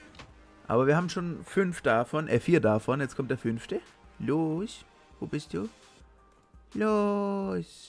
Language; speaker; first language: German; native; German